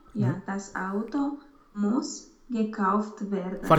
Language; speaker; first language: German; non-native, learner; Romanian